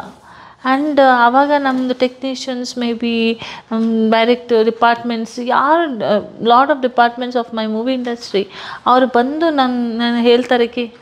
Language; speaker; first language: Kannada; non-native, local second language; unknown